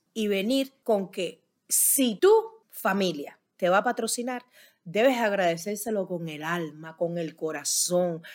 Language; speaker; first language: Spanish; native; Spanish